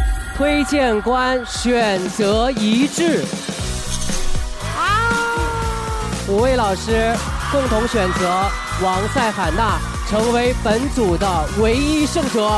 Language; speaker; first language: Chinese; native; Chinese